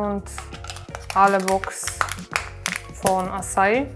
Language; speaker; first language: German; non-native, learner; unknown